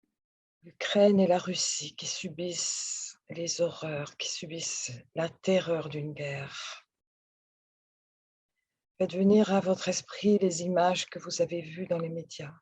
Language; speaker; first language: French; native; French